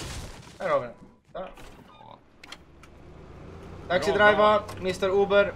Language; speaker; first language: Swedish; native; Swedish